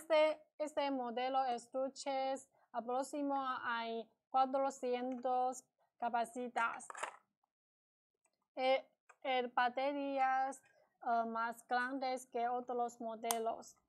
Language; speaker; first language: Spanish; non-native, learner; Chinese